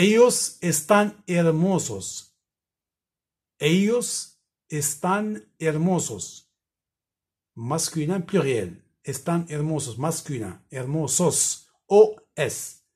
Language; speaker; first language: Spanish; non-native, fluent; Arabic